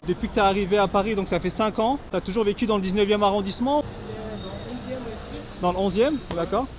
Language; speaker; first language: French; native; French